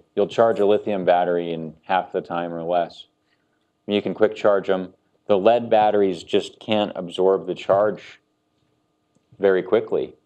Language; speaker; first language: English; native; English